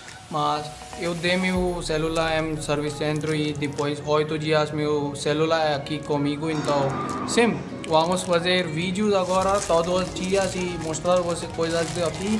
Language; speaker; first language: Portuguese; non-native, learner; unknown